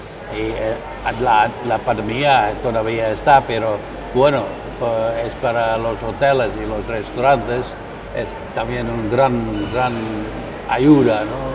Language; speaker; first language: Spanish; non-native, learner; Dutch